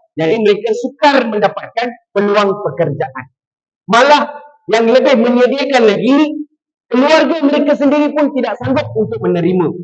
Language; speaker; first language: Malay; non-native, local second language; Tamil